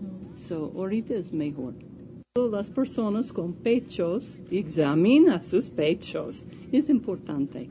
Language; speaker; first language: Spanish; non-native, learner; English